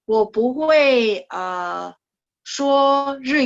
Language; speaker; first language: Chinese; non-native, fluent; Indonesian